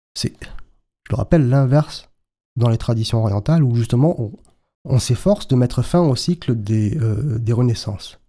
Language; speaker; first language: French; native; French